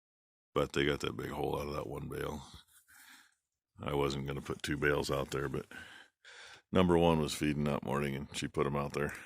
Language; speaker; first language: English; native; English